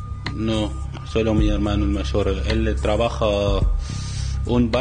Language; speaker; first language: Spanish; non-native, learner; Arabic